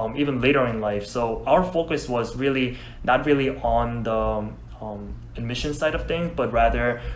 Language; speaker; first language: English; non-native, fluent; Korean